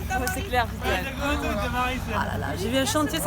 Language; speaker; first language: French; native; French